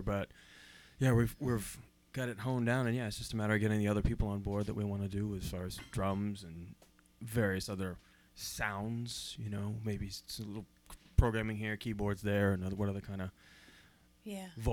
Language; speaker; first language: English; native; English